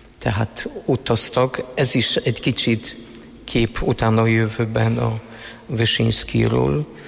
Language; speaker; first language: Hungarian; non-native, fluent; Polish